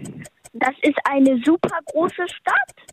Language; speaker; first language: German; early bilingual, heritage; German